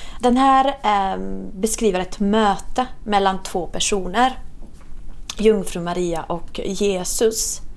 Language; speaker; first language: Swedish; non-native, fluent; Italian